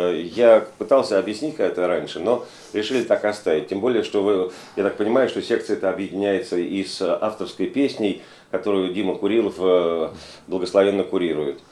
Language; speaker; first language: Russian; native; Russian